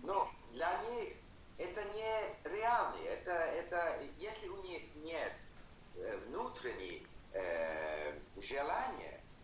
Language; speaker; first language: Russian; non-native, learner; English